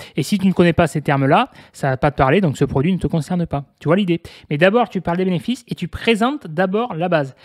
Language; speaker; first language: French; native; French